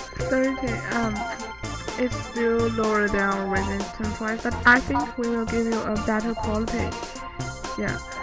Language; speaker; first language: English; non-native, learner; Chinese